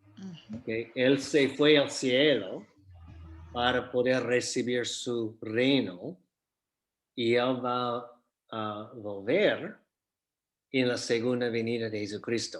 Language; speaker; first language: Spanish; non-native, fluent; English